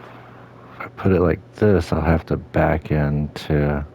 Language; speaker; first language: English; native; English